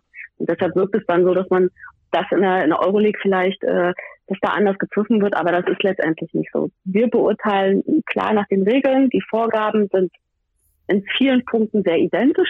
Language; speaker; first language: German; native; German